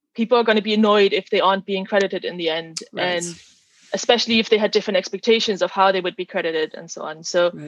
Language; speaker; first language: English; non-native, fluent; German